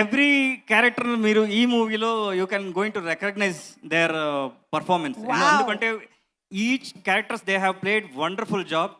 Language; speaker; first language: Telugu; non-native, learner; Kannada